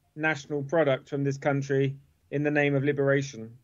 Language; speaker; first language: English; native; English